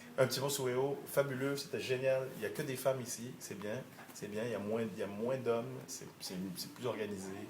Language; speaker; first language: French; native; French